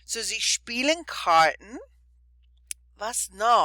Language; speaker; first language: German; non-native, fluent; English